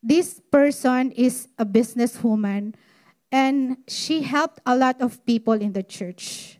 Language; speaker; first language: English; non-native, local second language; Filipino